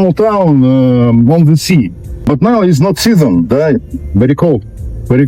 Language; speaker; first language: English; non-native, learner; Russian